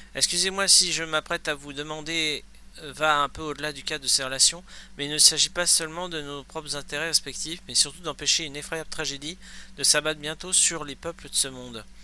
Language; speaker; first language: French; native; French